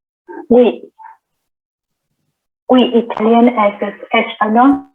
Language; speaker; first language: French; non-native, learner; Vietnamese